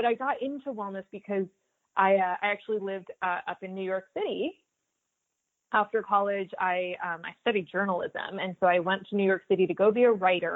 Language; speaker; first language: English; native; English